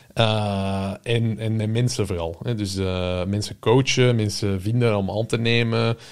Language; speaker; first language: Dutch; native; Dutch